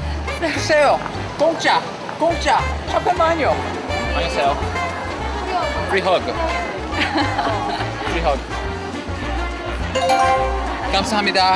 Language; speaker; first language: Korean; non-native, fluent; French